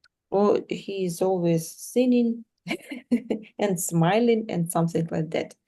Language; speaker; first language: English; non-native, fluent; Russian